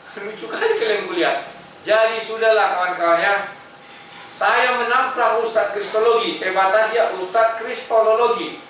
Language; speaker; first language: Indonesian; native; Indonesian